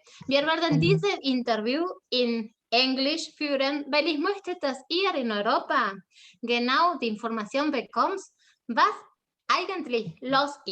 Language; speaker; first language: German; non-native, fluent; Spanish